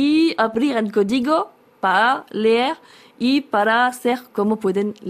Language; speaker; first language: Spanish; non-native, learner; French